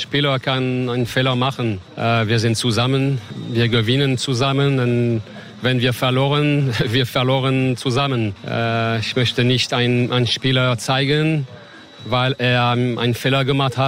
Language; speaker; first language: German; non-native, fluent; French